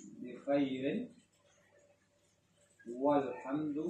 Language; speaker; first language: Arabic; non-native, fluent; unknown